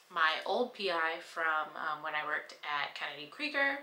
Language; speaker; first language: English; native; English